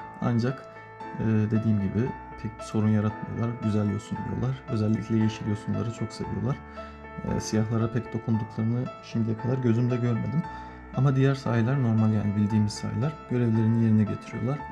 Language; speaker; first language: Turkish; native; Turkish